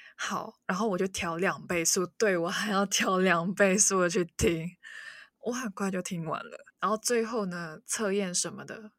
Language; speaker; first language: Chinese; non-native, local second language; Cantonese